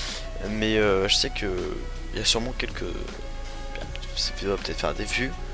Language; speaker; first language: French; native; French